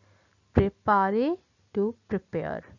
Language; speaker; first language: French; non-native, fluent; Hindi